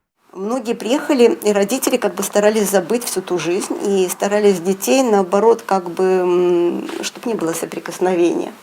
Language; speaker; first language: Russian; native; Russian